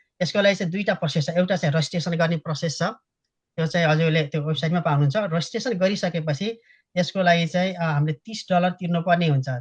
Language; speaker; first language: Nepali; native; Nepali